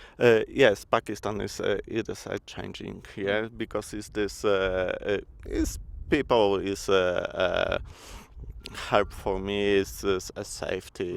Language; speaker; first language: English; non-native, learner; Polish